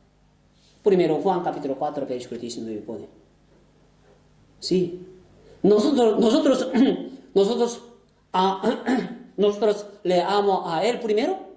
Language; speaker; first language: Spanish; non-native, fluent; Korean